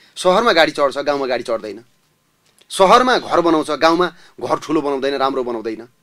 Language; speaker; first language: Nepali; native; Nepali